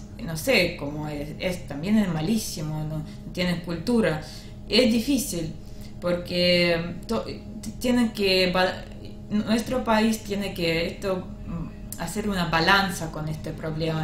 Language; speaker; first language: Spanish; non-native, learner; Russian